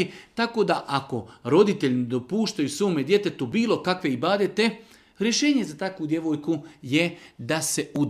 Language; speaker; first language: Croatian; native; Croatian